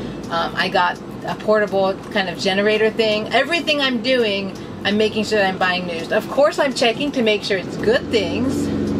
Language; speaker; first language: English; native; English